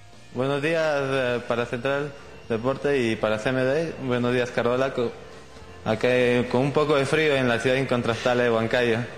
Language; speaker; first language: Spanish; native; Spanish